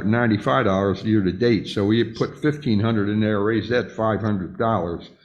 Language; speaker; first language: English; native; English